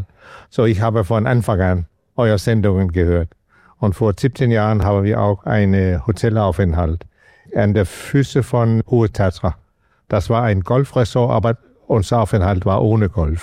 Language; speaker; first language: German; non-native, learner; Danish